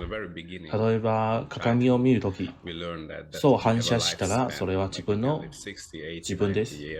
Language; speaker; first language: Japanese; non-native, learner; English